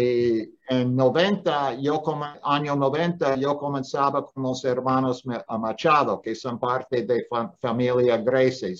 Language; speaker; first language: Spanish; non-native, fluent; English